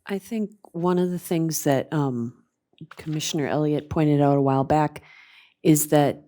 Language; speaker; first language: English; native; English